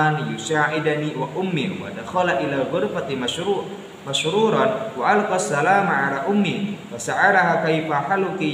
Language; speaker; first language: Arabic; non-native, learner; Indonesian